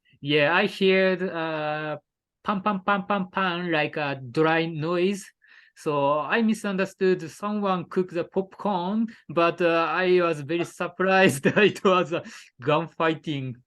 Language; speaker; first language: English; non-native, learner; Japanese